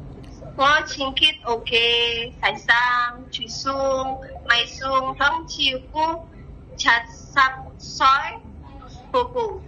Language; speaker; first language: Cantonese; non-native, learner; Indonesian